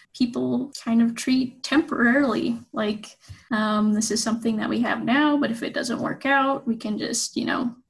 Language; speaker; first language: English; native; English